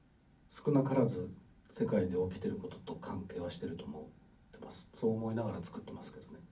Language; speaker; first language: Japanese; native; Japanese